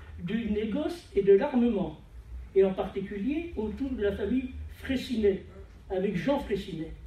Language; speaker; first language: French; native; French